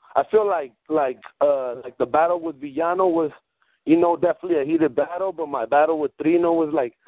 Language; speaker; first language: English; early bilingual, other home language; Spanish